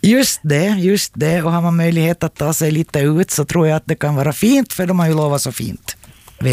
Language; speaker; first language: Swedish; native; Swedish